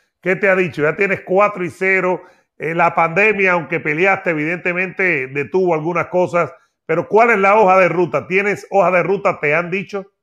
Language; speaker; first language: Spanish; native; Spanish